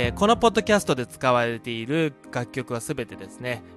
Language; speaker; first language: Japanese; native; Japanese